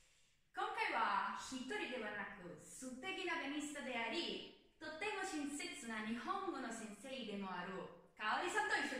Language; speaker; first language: Japanese; non-native, learner; Italian